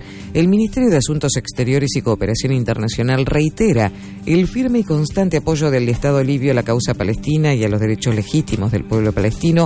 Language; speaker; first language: Spanish; native; Spanish